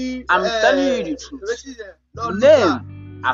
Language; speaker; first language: English; non-native, local second language; Igbo